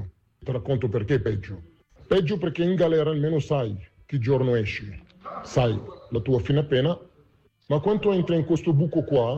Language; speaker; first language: Italian; non-native, fluent; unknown